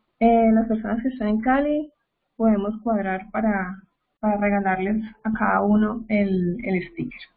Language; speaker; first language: Spanish; native; Spanish